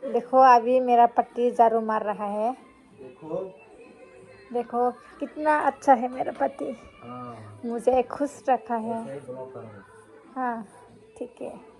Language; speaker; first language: Hindi; non-native, learner; Kok Borok